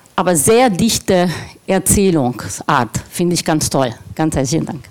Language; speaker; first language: German; non-native, fluent; Italian